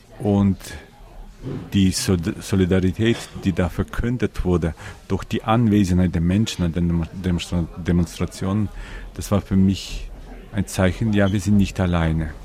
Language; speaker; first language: German; non-native, fluent; Ukrainian